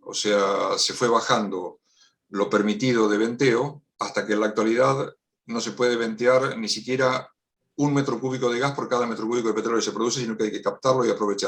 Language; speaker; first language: Spanish; native; Spanish